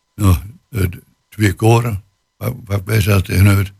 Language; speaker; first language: Dutch; native; Dutch